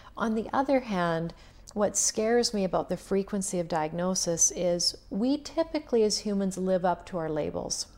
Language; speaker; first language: English; native; English